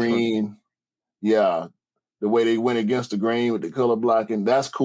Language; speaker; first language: English; native; English